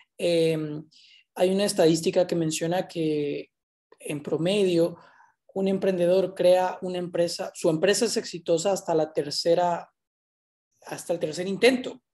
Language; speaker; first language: Spanish; native; Spanish